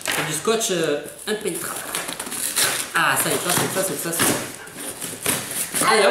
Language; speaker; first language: French; native; French